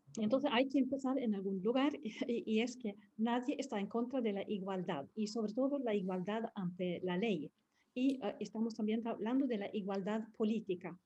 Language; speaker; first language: Spanish; non-native, fluent; Swedish